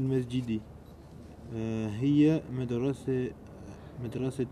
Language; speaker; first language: Arabic; non-native, learner; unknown